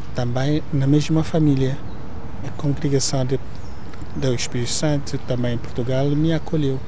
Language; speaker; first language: Portuguese; non-native, fluent; Igbo